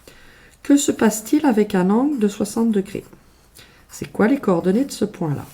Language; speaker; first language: French; native; French